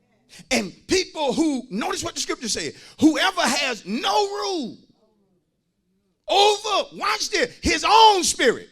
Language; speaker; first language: English; native; English